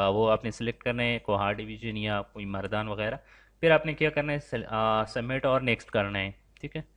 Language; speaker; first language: Urdu; native; Urdu